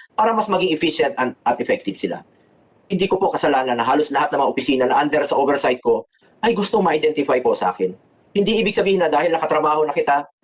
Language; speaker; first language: Filipino; non-native, local second language; Cebuano